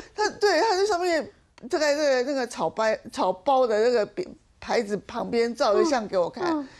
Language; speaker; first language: Chinese; native; Chinese